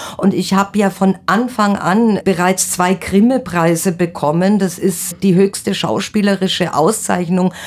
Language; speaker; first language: German; native; German